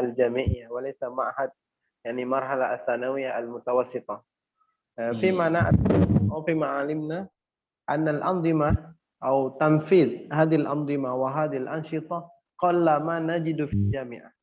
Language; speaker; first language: Arabic; non-native, fluent; Indonesian